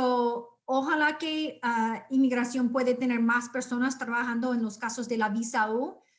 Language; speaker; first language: Spanish; non-native, fluent; English